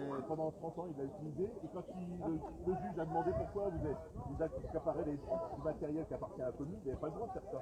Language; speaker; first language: French; native; French